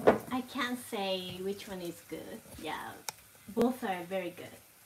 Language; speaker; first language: English; non-native, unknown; Japanese